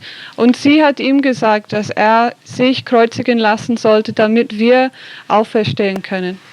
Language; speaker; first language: German; non-native, fluent; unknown